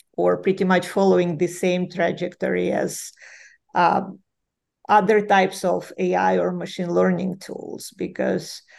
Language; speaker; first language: English; non-native, fluent; Ukrainian